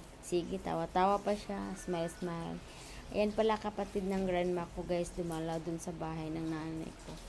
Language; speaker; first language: Filipino; non-native, local second language; Cebuano